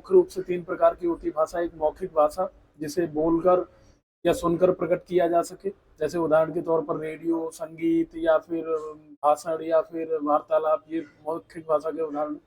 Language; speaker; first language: Hindi; native; Hindi